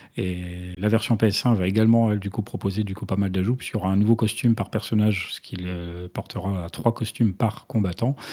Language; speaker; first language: French; native; French